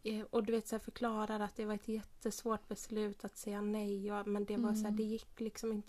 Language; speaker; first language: Swedish; native; Swedish